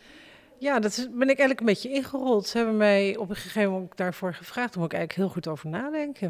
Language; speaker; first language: Dutch; native; Dutch